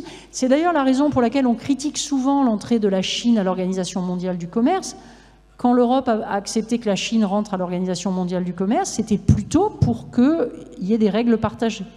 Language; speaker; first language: French; native; French